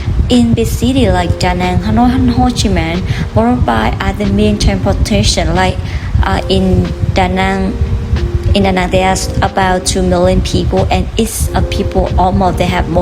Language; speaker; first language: English; non-native, learner; Vietnamese